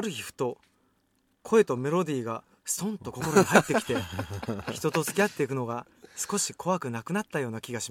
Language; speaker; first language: Japanese; native; Japanese